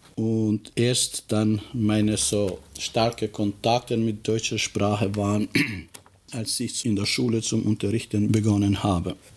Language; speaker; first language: German; non-native, fluent; Albanian